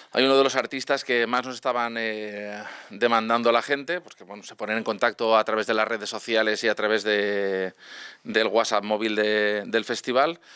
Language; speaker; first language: Spanish; non-native, local second language; Catalan